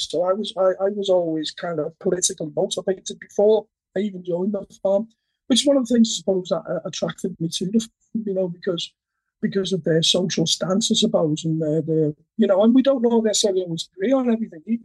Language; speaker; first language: English; native; English